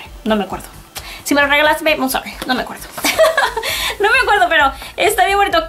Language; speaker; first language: Spanish; native; Spanish